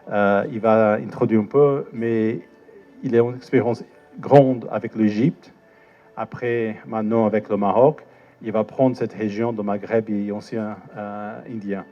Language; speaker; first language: French; non-native, fluent; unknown